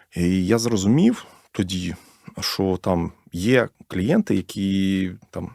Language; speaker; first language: Ukrainian; non-native, local second language; Russian